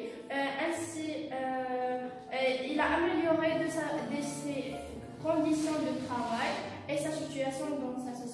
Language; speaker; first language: French; non-native, learner; Arabic